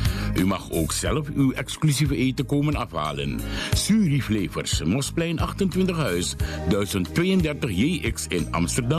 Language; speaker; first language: Dutch; native; Dutch